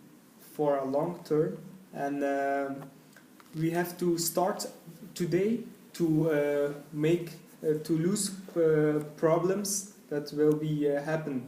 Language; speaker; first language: English; non-native, learner; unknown